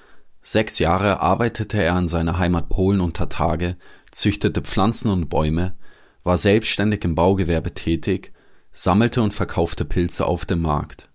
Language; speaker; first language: German; native; German